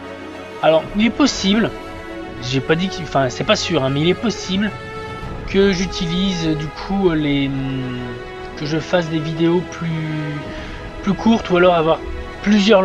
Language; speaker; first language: French; native; French